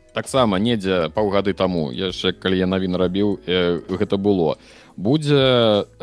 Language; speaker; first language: Belarusian; non-native, local second language; Russian